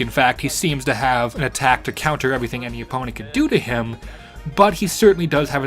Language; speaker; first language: English; native; English